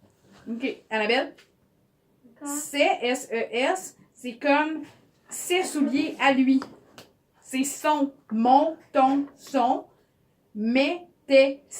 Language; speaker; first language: French; native; French